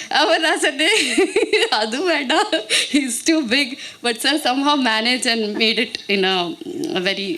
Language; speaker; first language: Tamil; non-native, learner; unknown